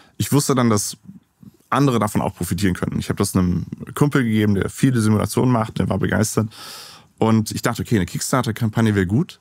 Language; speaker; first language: German; native; German